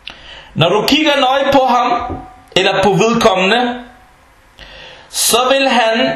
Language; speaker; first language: Danish; early bilingual, other home language; Arabic